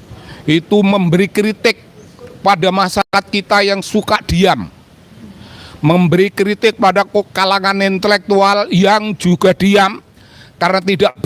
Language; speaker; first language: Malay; non-native, local second language; Javanese